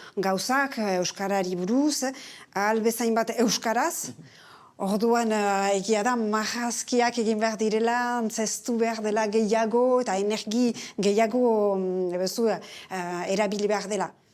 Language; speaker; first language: Basque; native; Basque